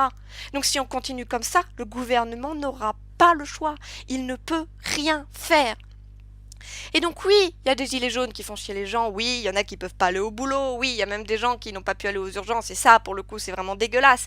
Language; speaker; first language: French; native; French